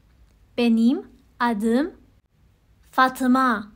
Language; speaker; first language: Turkish; non-native, fluent; Persian